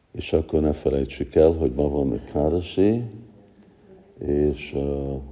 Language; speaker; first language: Hungarian; early bilingual, heritage; Hungarian